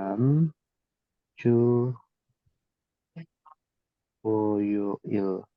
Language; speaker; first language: Korean; non-native, learner; Indonesian